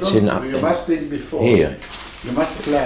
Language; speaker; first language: English; non-native, learner; Hungarian